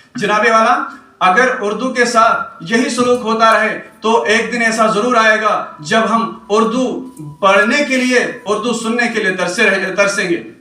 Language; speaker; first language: Urdu; non-native, local second language; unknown